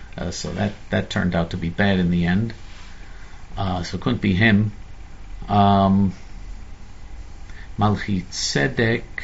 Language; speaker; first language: English; native; English